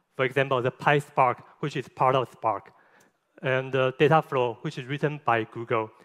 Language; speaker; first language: English; non-native, fluent; Chinese